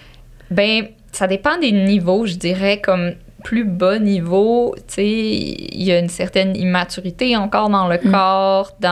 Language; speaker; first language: French; native; French